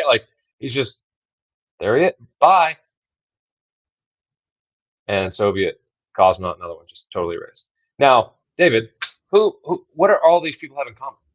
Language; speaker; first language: English; native; English